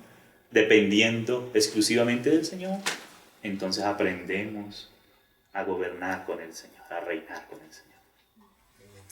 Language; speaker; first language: Spanish; native; Spanish